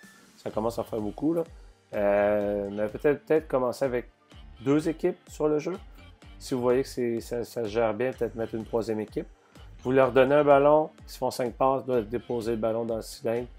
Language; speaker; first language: French; native; French